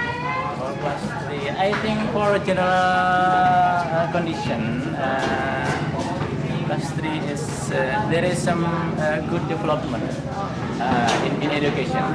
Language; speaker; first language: English; non-native, learner; Indonesian